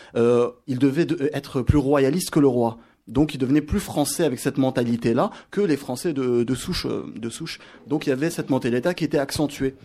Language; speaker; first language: French; non-native, local second language; Arabic